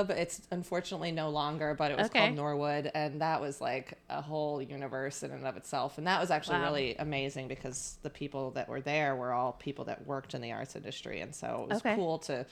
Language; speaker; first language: English; native; English